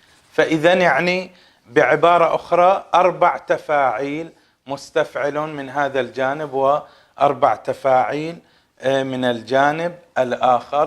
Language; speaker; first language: Arabic; native; Arabic